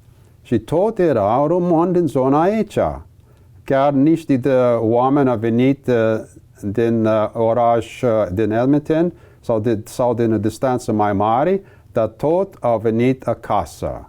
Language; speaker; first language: Romanian; early bilingual, heritage; English